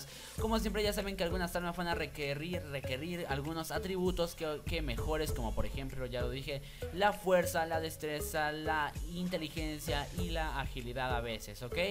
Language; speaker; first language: Spanish; native; Spanish